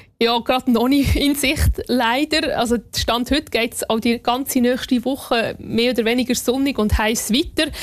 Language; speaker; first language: German; native; German